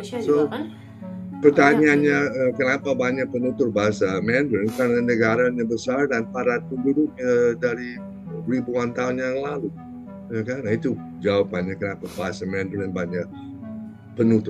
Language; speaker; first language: Indonesian; non-native, fluent; English